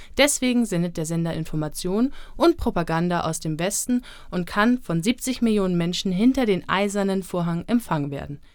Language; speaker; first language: German; native; German